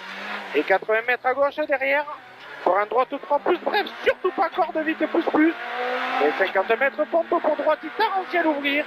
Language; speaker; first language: French; native; French